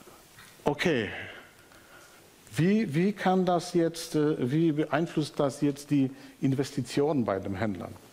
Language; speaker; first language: German; non-native, fluent; Polish